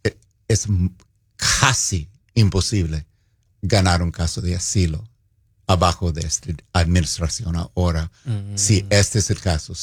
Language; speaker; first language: Spanish; non-native, fluent; English